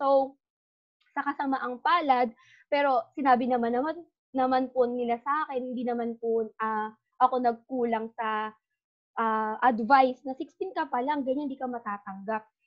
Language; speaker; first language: Filipino; native; Filipino